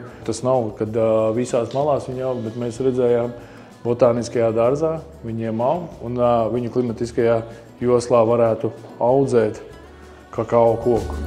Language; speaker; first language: Latvian; native; Latvian